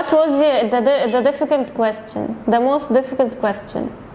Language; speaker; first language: English; non-native, fluent; Arabic